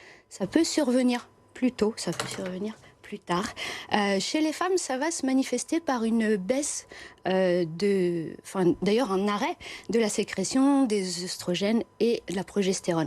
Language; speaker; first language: French; native; French